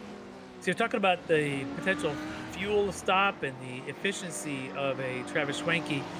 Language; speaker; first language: English; native; English